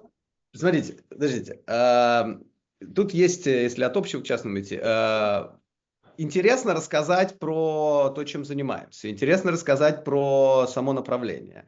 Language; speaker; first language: Russian; native; Russian